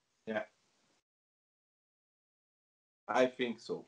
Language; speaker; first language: English; non-native, learner; Italian